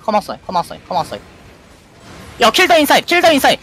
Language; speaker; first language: English; non-native, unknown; Korean